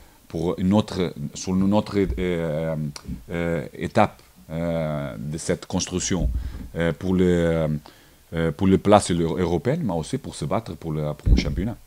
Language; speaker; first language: French; non-native, learner; Portuguese